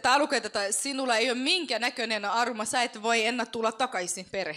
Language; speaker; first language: Finnish; non-native, fluent; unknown